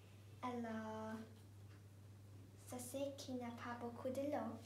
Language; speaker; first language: French; non-native, learner; English